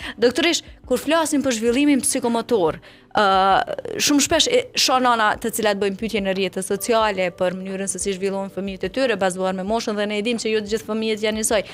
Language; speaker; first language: Albanian; native; Albanian